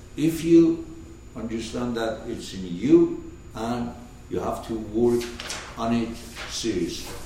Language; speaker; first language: English; non-native, fluent; Persian